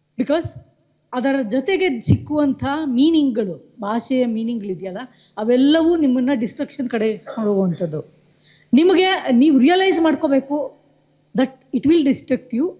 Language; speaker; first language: Kannada; native; Kannada